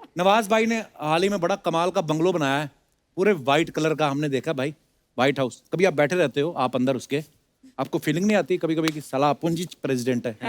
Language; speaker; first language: Hindi; non-native, local second language; Punjabi